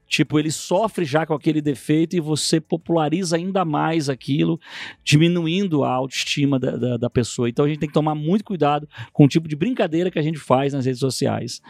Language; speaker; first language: Portuguese; native; Portuguese